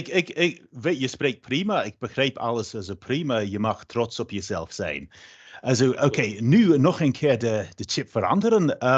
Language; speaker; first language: Dutch; non-native, fluent; English